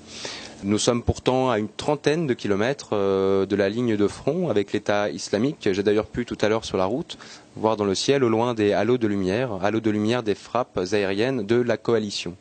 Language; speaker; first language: French; native; French